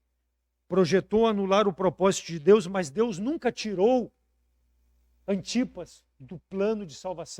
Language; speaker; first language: Portuguese; native; Portuguese